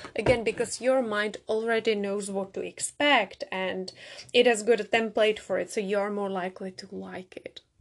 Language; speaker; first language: English; non-native, fluent; Czech